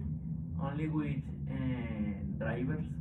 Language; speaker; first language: English; non-native, learner; Spanish